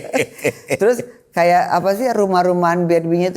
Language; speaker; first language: Indonesian; native; Indonesian